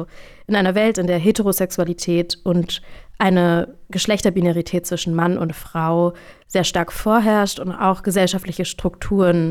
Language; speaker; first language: German; native; German